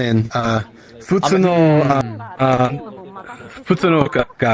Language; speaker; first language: Japanese; non-native, learner; Spanish